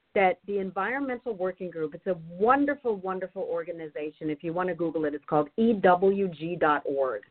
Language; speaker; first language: English; non-native, fluent; German